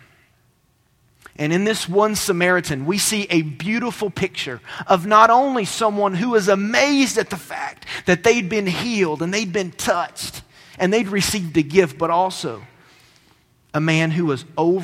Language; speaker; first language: English; native; English